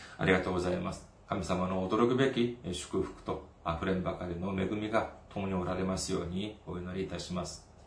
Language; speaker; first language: Japanese; non-native, fluent; Korean